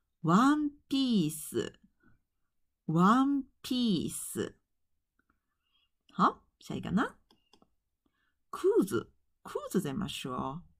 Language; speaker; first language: Chinese; non-native, fluent; Japanese